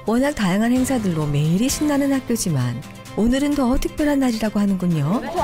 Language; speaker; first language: Korean; native; Korean